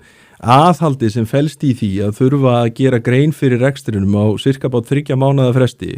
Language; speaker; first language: Icelandic; native; Icelandic